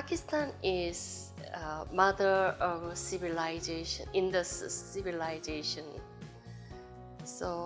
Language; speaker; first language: English; non-native, learner; Korean